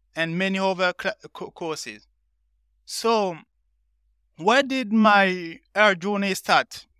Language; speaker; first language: English; non-native, learner; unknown